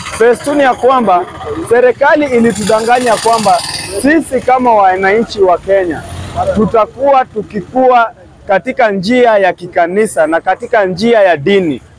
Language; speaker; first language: Swahili; non-native, local second language; Luo (Kenya and Tanzania)